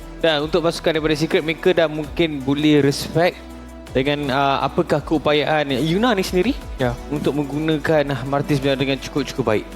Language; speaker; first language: Malay; native; Malay